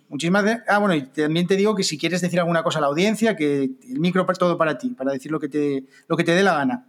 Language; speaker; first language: Spanish; native; Spanish